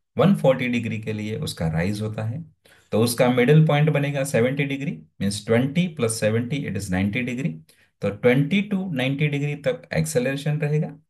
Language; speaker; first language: Hindi; non-native, local second language; Gujarati